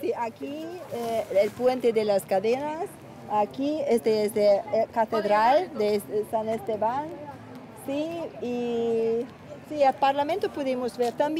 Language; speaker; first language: Spanish; non-native, learner; Hungarian